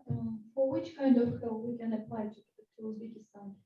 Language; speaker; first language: English; non-native, fluent; Russian